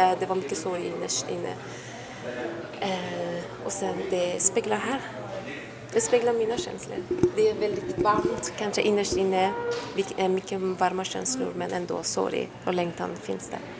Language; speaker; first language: Swedish; non-native, fluent; Persian